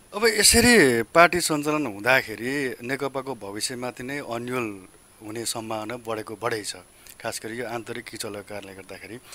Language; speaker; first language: Nepali; native; Nepali